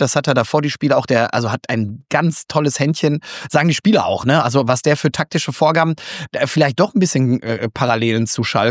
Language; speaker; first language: German; native; German